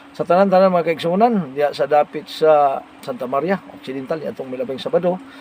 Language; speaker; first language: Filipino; non-native, local second language; Cebuano